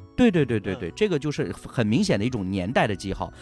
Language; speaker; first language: Chinese; native; Chinese